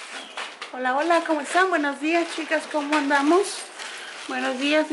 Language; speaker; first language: Spanish; native; Spanish